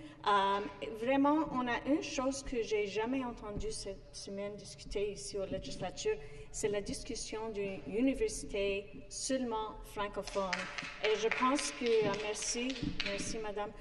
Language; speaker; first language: French; non-native, fluent; English